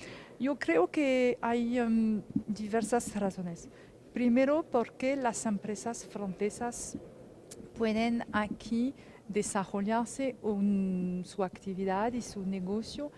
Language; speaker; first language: Spanish; non-native, fluent; French